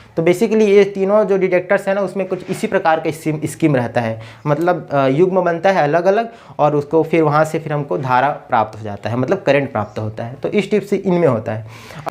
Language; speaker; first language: Hindi; native; Hindi